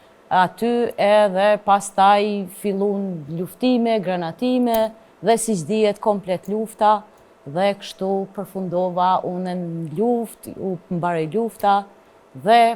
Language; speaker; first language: Albanian; native; Albanian